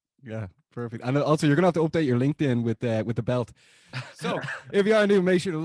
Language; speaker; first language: English; native; English